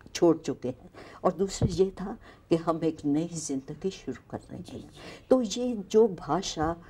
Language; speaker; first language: Urdu; non-native, local second language; Punjabi